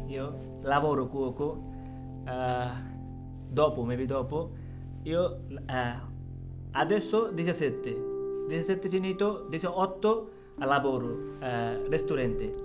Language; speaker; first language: Italian; non-native, learner; Bangla